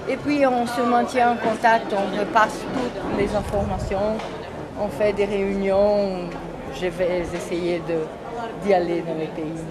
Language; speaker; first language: French; non-native, fluent; Portuguese